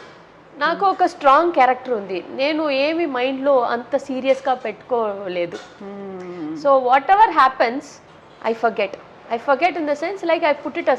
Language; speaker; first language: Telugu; non-native, local second language; Tamil